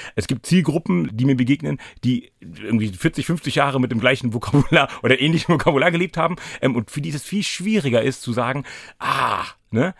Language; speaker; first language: German; native; German